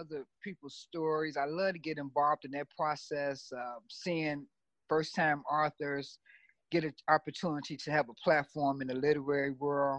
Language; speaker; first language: English; native; English